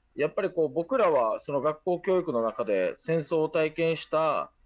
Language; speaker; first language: Japanese; native; Japanese